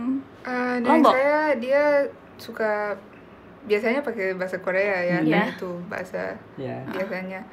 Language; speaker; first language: Indonesian; non-native, local second language; Korean